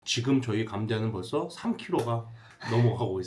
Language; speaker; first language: Korean; native; Korean